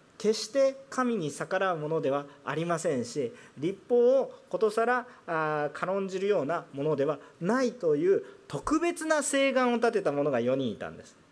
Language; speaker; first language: Japanese; non-native, fluent; Korean